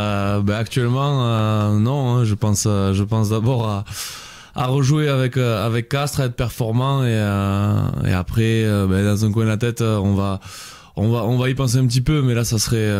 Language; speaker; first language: French; native; French